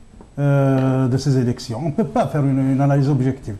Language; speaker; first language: French; non-native, local second language; Kabyle